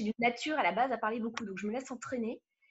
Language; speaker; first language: French; native; French